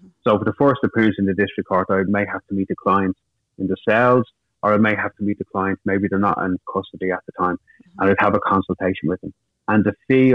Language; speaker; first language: English; native; English